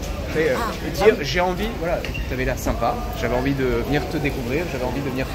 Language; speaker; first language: French; native; French